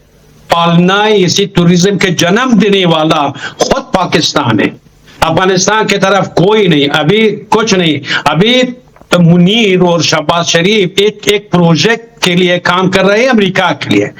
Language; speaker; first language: Hindi; non-native, learner; Pashto